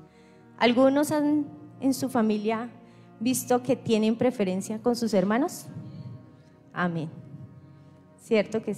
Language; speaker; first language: Spanish; native; Spanish